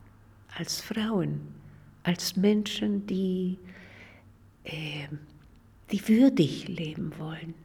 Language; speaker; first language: German; non-native, fluent; Spanish